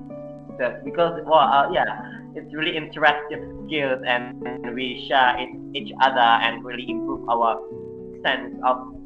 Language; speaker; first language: English; non-native, fluent; Indonesian